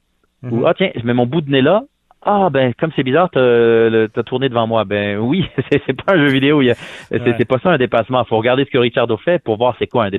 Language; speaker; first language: French; native; French